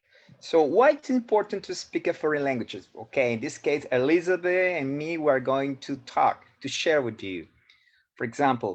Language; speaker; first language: English; non-native, fluent; Spanish